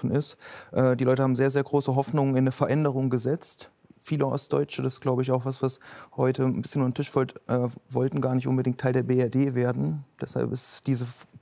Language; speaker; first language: German; native; German